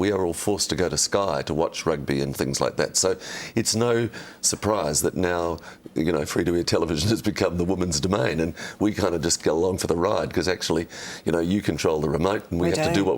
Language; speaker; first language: English; native; English